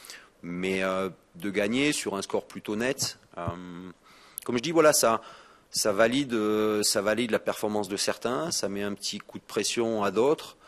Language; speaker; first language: French; native; French